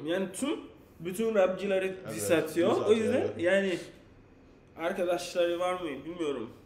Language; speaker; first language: Turkish; non-native, learner; English